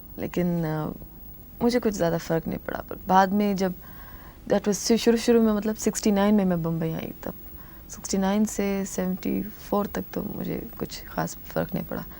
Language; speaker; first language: Hindi; non-native, local second language; Tamil